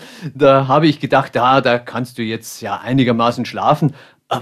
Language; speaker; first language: German; native; German